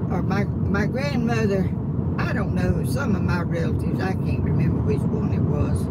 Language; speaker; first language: English; native; English